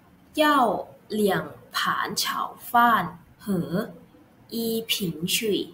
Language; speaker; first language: Chinese; non-native, learner; Thai